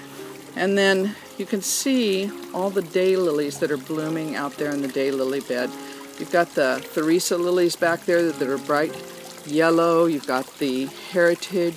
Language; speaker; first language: English; native; English